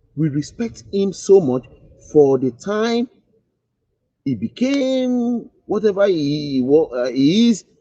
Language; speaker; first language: English; non-native, local second language; Yoruba